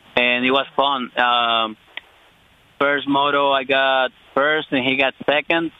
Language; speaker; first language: English; non-native, fluent; Spanish